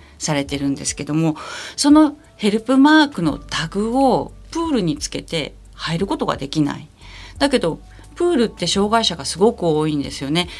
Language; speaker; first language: Japanese; native; Japanese